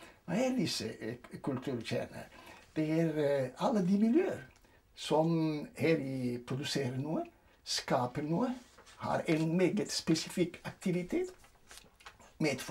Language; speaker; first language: Norwegian; non-native, fluent; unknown